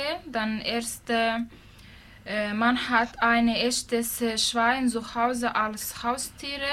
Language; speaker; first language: German; non-native, learner; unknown